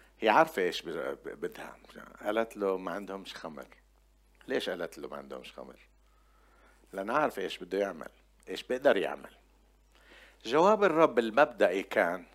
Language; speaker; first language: Arabic; non-native, local second language; Armenian